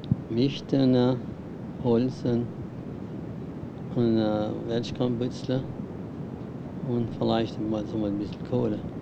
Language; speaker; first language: German; early bilingual, heritage; German